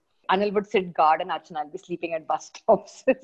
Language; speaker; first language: English; non-native, local second language; Malayalam